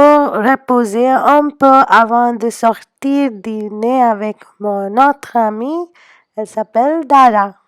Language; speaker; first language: French; non-native, learner; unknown